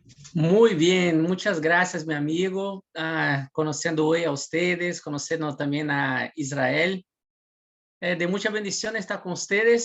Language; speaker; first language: Spanish; non-native, fluent; Portuguese